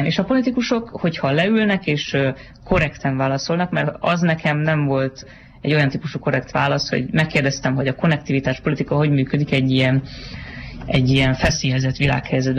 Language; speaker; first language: Hungarian; native; Hungarian